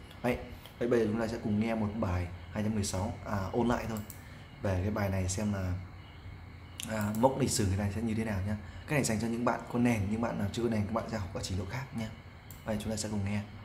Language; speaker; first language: Vietnamese; native; Vietnamese